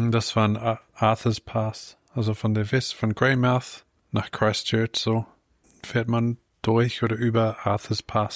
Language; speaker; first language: German; non-native, fluent; English